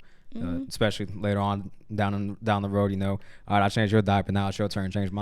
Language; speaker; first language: English; native; English